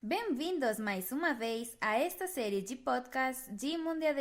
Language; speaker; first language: Portuguese; non-native, fluent; Spanish